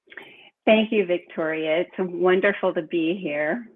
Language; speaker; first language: English; native; English